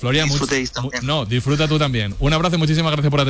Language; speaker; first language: Spanish; native; Spanish